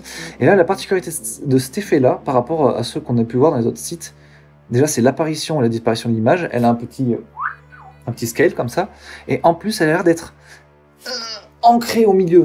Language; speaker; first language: French; native; French